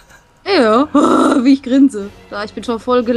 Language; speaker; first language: German; native; German